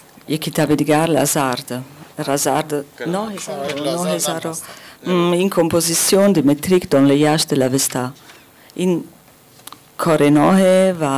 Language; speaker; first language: Persian; non-native, learner; German